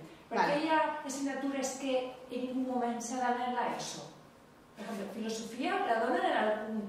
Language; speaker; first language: Catalan; non-native, local second language; Spanish